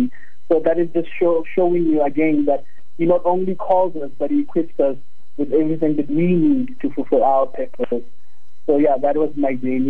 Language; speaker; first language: English; non-native, local second language; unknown